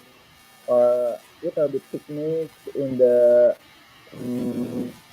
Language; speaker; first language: English; non-native, learner; Indonesian